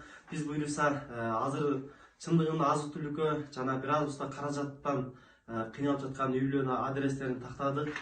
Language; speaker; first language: Kyrgyz; native; Kyrgyz